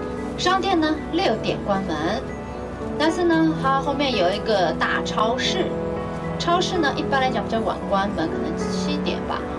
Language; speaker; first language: Chinese; native; Chinese